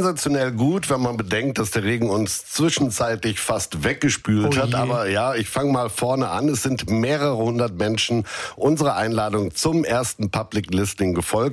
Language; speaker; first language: German; native; German